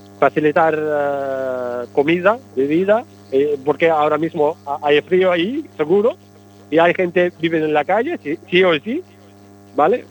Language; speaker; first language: Spanish; non-native, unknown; Arabic